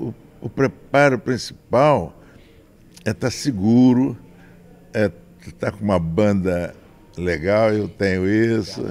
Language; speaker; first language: Portuguese; native; Portuguese